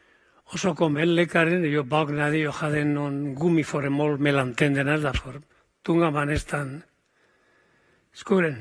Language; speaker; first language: Swedish; non-native, fluent; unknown